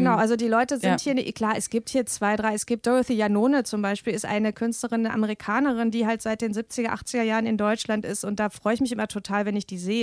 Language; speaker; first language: German; native; German